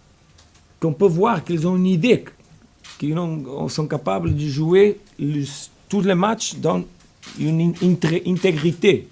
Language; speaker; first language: French; non-native, fluent; Portuguese